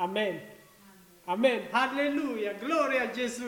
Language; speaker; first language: Italian; non-native, learner; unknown